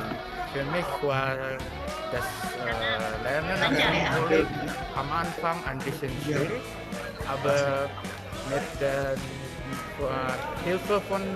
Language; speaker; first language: German; non-native, learner; Indonesian